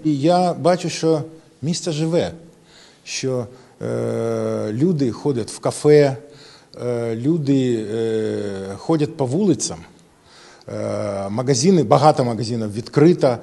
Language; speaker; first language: Ukrainian; non-native, local second language; Russian